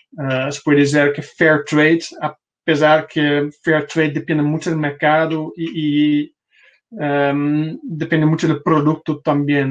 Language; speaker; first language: Spanish; non-native, fluent; Dutch